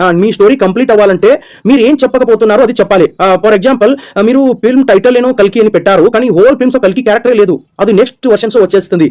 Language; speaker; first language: Telugu; non-native, learner; Kannada